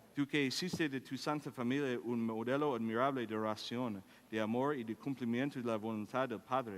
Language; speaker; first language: Spanish; non-native, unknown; English